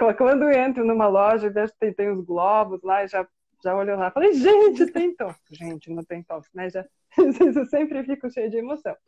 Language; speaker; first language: Portuguese; non-native, fluent; Russian